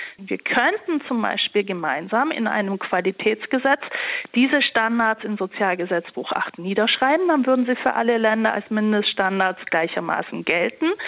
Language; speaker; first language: German; early bilingual, other home language; Turkish